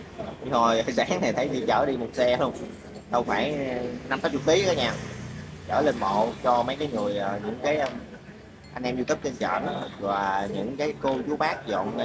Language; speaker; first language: Vietnamese; native; Vietnamese